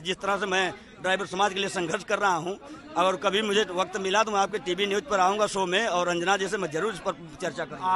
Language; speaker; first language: Hindi; native; Hindi